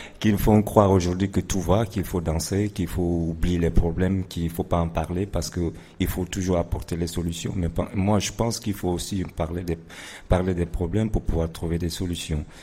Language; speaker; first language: French; non-native, local second language; Fula